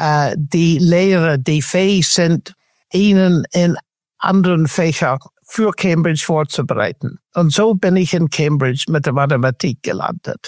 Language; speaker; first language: German; non-native, fluent; English